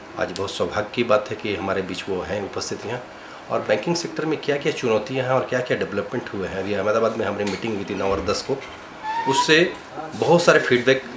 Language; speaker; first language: Hindi; native; Hindi